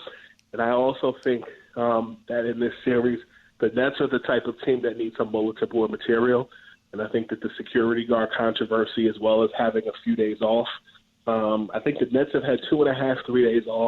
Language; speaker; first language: English; native; English